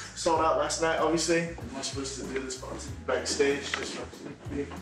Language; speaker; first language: English; native; English